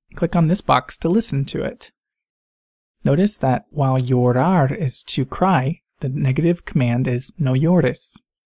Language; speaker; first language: English; native; English